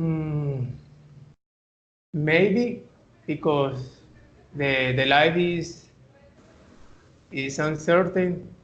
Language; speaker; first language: English; non-native, learner; Spanish